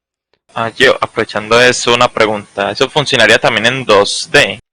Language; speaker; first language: Spanish; native; Spanish